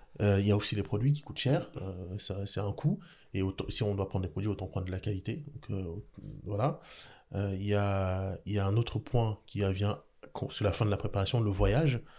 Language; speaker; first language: French; early bilingual, other home language; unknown